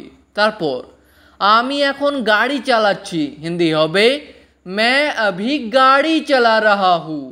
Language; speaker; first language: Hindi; non-native, fluent; Bangla